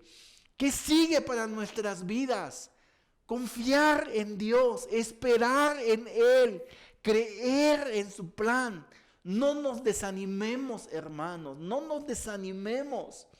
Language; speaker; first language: Spanish; native; Spanish